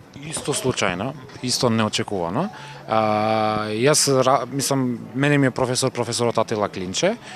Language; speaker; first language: Macedonian; non-native, local second language; Turkish